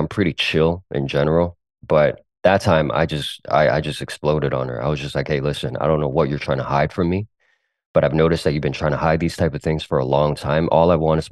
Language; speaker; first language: English; early bilingual, other home language; Cantonese